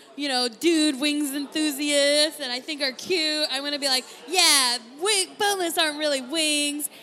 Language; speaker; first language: English; native; English